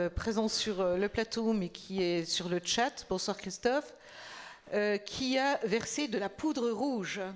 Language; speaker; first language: French; native; French